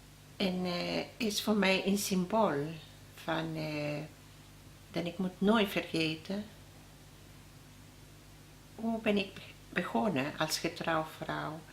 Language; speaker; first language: Dutch; non-native, learner; Spanish